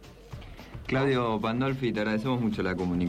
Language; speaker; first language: Spanish; native; Spanish